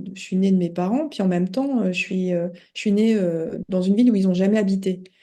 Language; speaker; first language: French; native; French